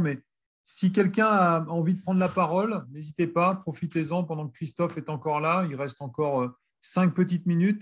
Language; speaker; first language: French; native; French